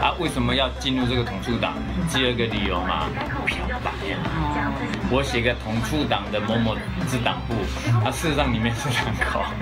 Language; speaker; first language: Chinese; native; Chinese